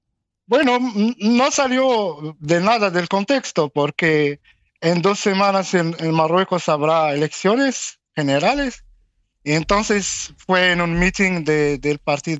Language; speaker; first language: Spanish; non-native, fluent; Arabic